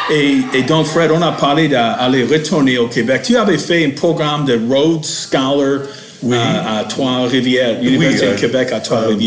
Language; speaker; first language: French; non-native, fluent; English